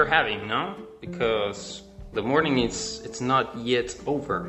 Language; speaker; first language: English; non-native, fluent; Spanish